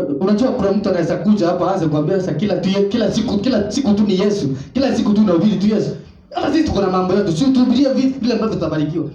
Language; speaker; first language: Swahili; non-native, local second language; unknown